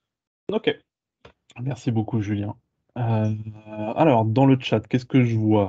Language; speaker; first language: French; native; French